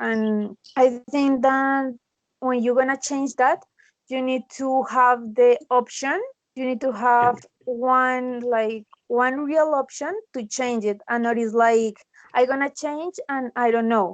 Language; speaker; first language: English; non-native, learner; Spanish